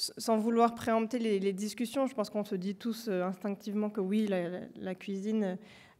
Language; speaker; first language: French; native; French